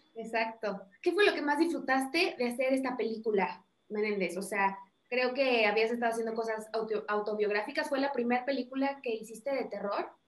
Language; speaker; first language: Spanish; native; Spanish